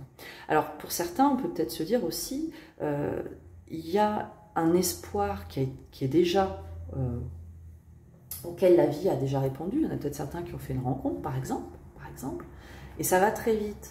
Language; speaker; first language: French; native; French